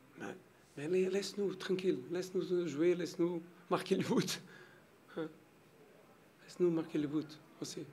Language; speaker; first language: French; non-native, learner; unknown